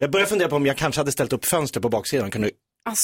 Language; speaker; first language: Swedish; native; Swedish